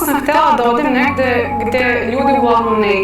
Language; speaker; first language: Serbian; non-native, fluent; English